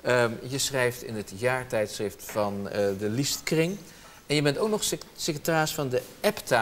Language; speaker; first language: Dutch; native; Dutch